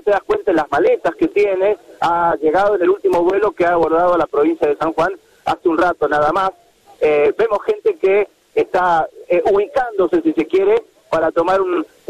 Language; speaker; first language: Spanish; native; Spanish